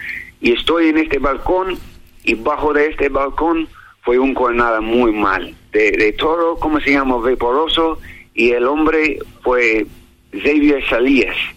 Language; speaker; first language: Spanish; non-native, learner; English